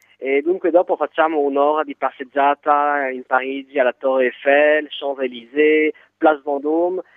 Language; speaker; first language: Italian; non-native, fluent; French